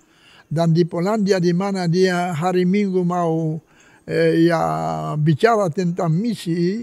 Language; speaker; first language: Indonesian; non-native, fluent; Polish